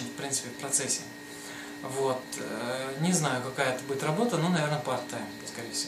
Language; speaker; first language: Russian; native; Russian